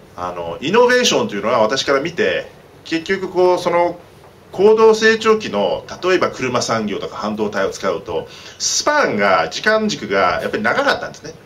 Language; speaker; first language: Japanese; early bilingual, heritage; Japanese